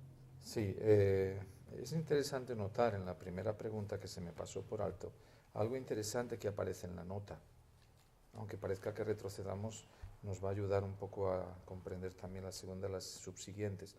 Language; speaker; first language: Spanish; native; Spanish